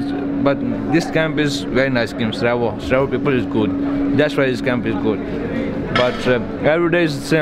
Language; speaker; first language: English; non-native, learner; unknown